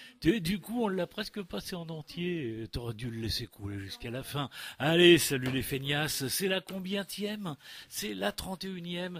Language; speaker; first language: French; native; French